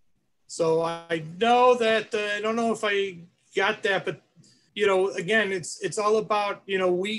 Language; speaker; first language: English; native; English